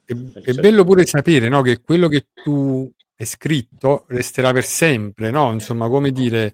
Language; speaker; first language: Italian; native; Italian